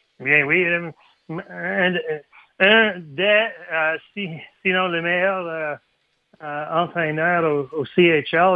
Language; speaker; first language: French; non-native, learner; English